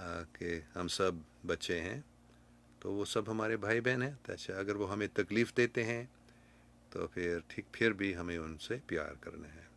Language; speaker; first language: Hindi; non-native, fluent; English